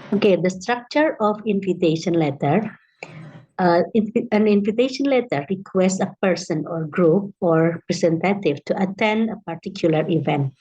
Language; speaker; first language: English; non-native, fluent; Indonesian